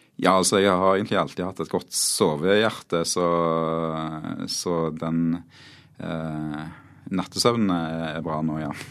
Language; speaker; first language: Norwegian; native; Norwegian